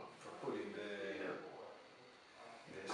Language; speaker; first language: English; non-native, learner; Spanish